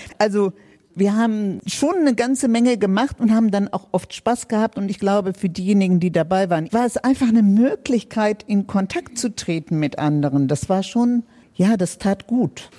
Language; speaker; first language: German; native; German